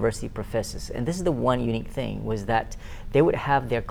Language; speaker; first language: English; non-native, local second language; Malay